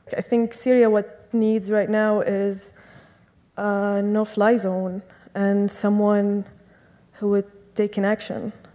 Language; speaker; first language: English; non-native, fluent; Arabic